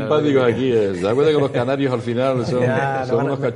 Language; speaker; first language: Spanish; native; Spanish